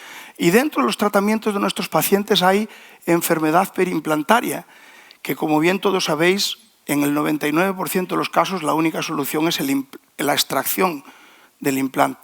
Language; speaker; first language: Spanish; native; Spanish